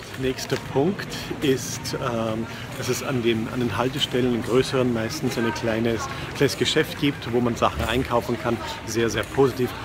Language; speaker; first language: German; non-native, fluent; English